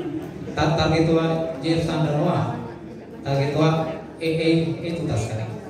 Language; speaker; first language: Japanese; non-native, learner; Indonesian